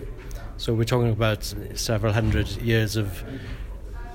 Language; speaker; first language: English; non-native, local second language; Welsh